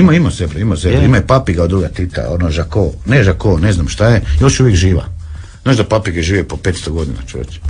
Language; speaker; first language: Croatian; native; Croatian